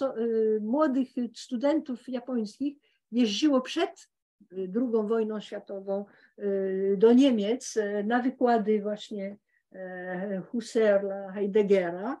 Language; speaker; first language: Polish; early bilingual, heritage; Polish